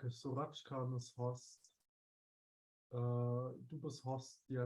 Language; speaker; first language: German; early bilingual, other home language; Urdu